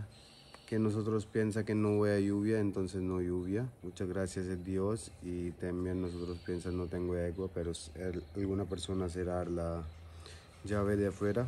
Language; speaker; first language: Spanish; non-native, learner; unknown